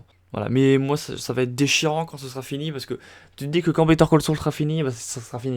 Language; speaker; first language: French; native; French